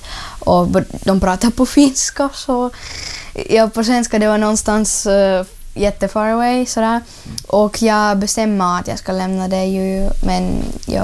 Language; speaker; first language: Swedish; non-native, learner; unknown